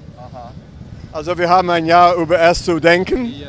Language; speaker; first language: German; non-native, learner; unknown